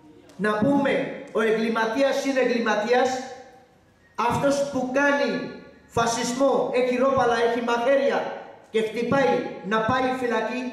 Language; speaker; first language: Greek; non-native, learner; Urdu